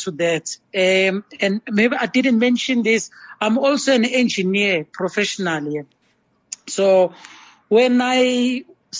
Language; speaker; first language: English; non-native, local second language; Zulu